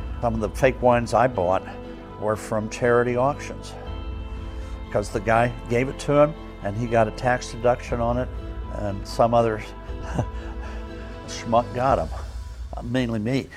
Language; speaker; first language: English; native; English